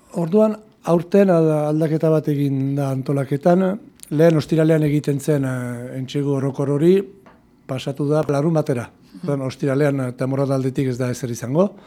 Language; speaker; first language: Basque; native; Basque